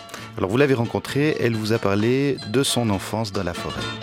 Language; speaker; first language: French; native; French